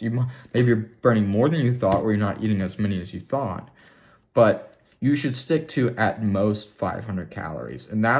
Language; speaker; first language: English; native; English